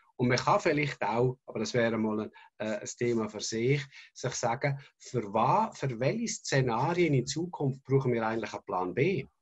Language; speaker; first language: German; native; German